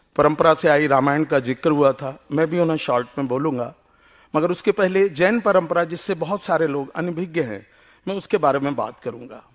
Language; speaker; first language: Hindi; non-native, local second language; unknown